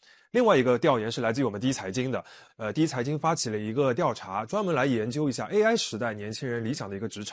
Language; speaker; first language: Chinese; native; Chinese